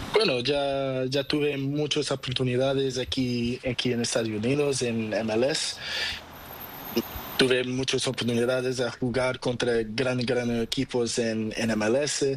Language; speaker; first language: Spanish; non-native, learner; Portuguese